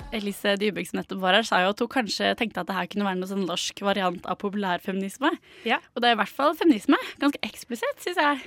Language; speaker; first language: Norwegian; native; Norwegian